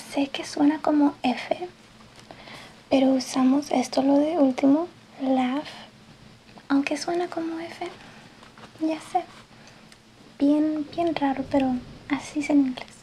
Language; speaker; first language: Spanish; early bilingual, heritage; English